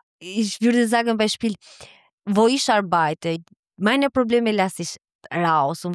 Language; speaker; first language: German; non-native, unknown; Albanian